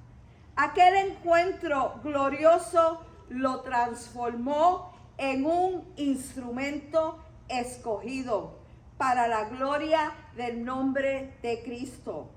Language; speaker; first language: Spanish; native; Spanish